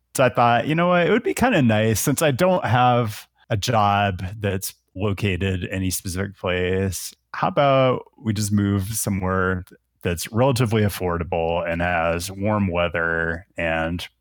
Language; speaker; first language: English; native; English